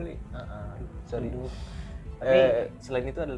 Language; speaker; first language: Indonesian; native; Indonesian